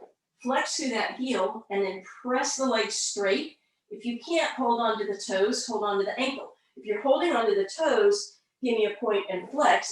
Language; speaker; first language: English; native; English